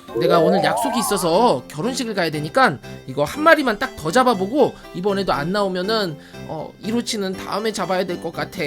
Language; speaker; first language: Korean; native; Korean